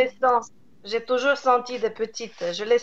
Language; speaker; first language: French; non-native, fluent; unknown